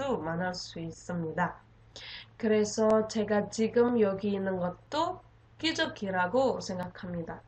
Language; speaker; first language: Korean; non-native, learner; Indonesian